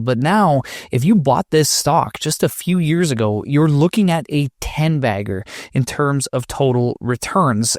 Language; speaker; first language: English; native; English